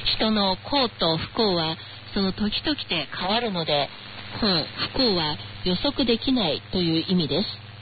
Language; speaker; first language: Japanese; non-native, fluent; Chinese